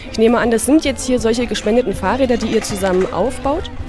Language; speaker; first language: German; native; German